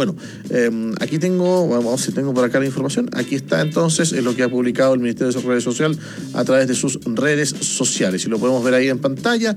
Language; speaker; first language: Spanish; native; Spanish